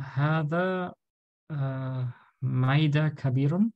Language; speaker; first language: Arabic; non-native, learner; German